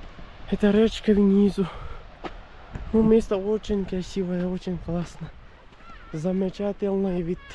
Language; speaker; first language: Russian; non-native, learner; Urdu